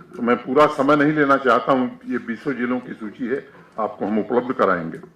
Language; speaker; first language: Hindi; native; Hindi